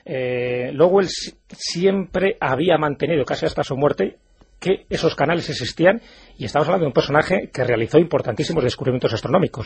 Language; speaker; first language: Spanish; native; Spanish